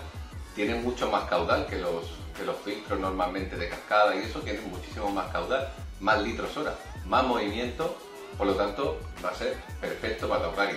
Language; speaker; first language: Spanish; native; Spanish